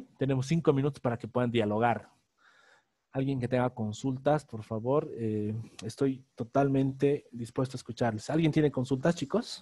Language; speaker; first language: Spanish; native; Spanish